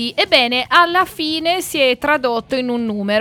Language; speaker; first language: Italian; native; Italian